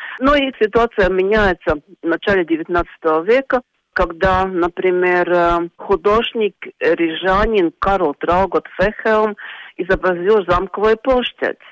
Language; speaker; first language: Russian; non-native, local second language; Latvian